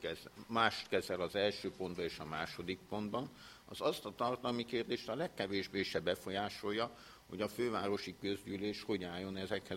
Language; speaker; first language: Hungarian; native; Hungarian